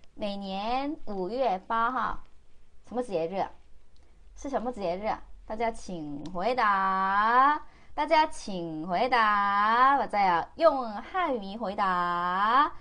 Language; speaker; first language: Chinese; non-native, fluent; Korean